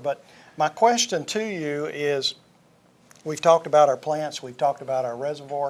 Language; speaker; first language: English; native; English